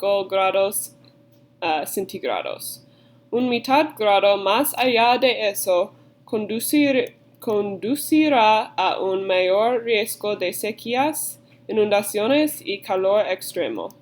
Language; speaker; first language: Spanish; non-native, learner; English